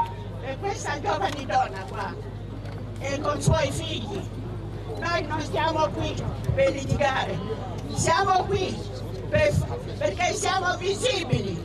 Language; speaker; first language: Italian; non-native, fluent; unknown